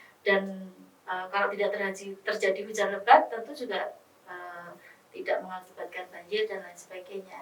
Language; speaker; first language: Indonesian; native; Indonesian